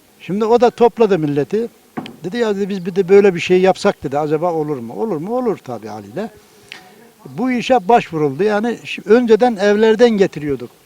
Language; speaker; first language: Turkish; native; Turkish